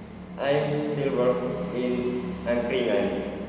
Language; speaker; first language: English; non-native, learner; Indonesian